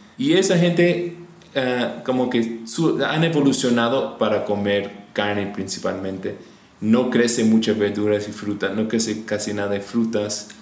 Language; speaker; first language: Spanish; non-native, fluent; English